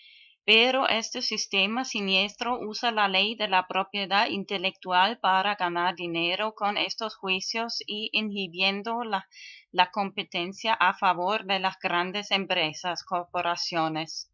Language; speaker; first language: Spanish; non-native, fluent; German